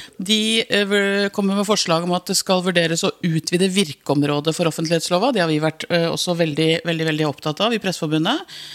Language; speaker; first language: Norwegian; native; Norwegian